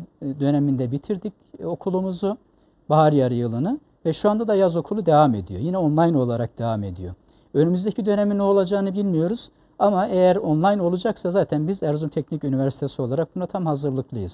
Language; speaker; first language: Turkish; native; Turkish